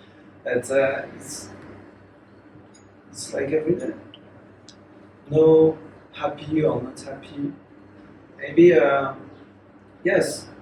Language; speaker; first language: English; non-native, learner; French